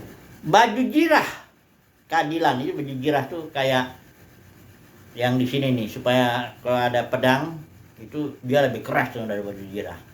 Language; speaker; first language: Indonesian; native; Indonesian